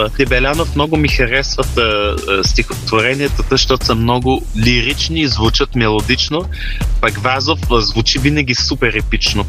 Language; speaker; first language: Bulgarian; early bilingual, heritage; Bulgarian